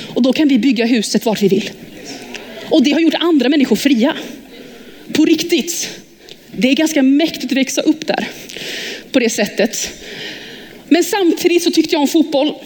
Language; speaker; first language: Swedish; early bilingual, heritage; Swedish